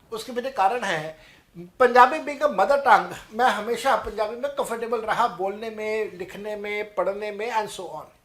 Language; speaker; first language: Hindi; non-native, local second language; Punjabi